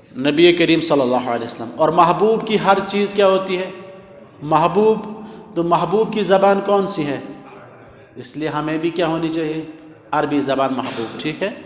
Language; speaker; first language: Urdu; non-native, local second language; Kashmiri